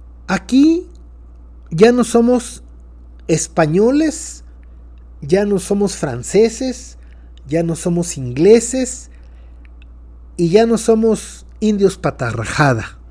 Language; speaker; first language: Spanish; native; Spanish